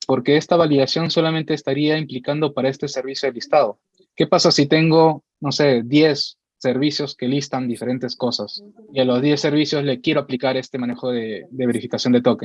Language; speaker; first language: Spanish; native; Spanish